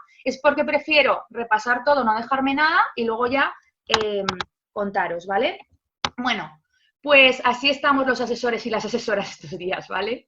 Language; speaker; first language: Spanish; native; Spanish